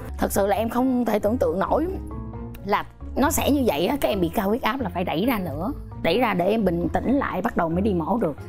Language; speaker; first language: Vietnamese; non-native, local second language; Khmer